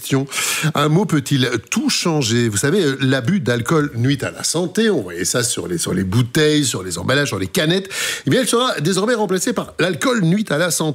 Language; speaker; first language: French; native; French